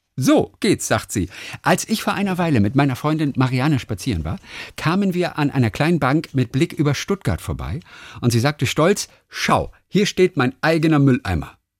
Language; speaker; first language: German; native; German